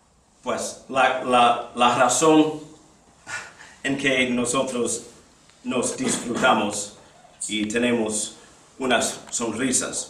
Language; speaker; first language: Spanish; non-native, fluent; English